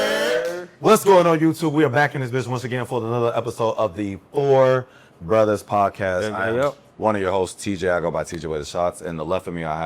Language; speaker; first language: English; native; English